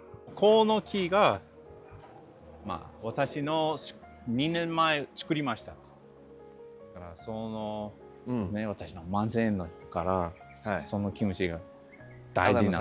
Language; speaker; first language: Japanese; non-native, learner; English